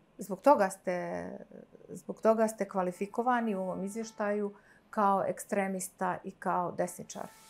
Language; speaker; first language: Serbian; native; Serbian